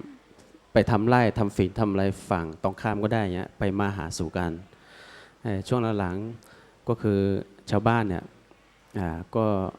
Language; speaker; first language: Thai; native; Thai